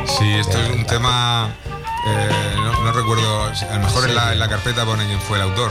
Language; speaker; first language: Spanish; native; Spanish